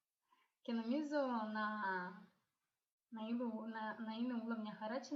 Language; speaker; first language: Greek; non-native, fluent; Russian